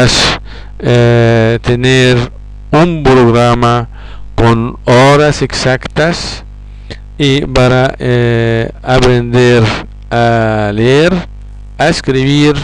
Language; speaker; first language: Spanish; non-native, fluent; Arabic